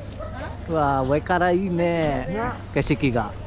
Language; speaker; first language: Japanese; non-native, fluent; Indonesian